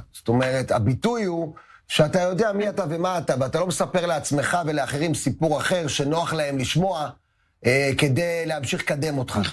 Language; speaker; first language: Hebrew; native; Hebrew